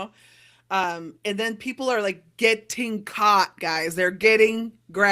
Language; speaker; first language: English; native; English